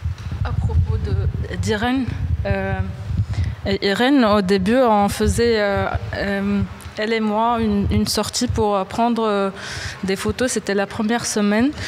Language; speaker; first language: French; non-native, local second language; Arabic